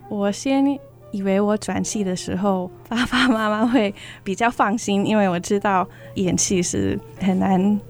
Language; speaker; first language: Chinese; early bilingual, heritage; Chinese